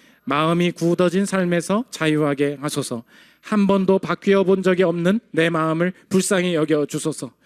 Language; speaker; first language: Korean; native; Korean